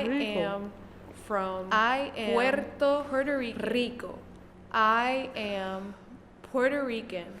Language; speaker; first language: English; non-native, local second language; Spanish